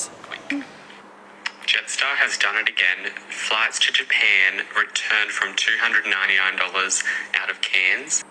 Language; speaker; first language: English; native; English